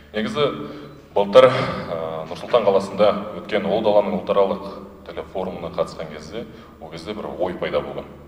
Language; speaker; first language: Kazakh; non-native, local second language; Russian